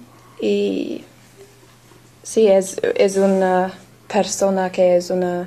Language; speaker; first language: Spanish; non-native, learner; English